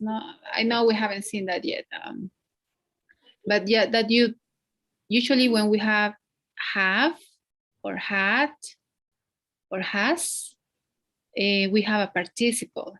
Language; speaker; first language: English; non-native, fluent; Spanish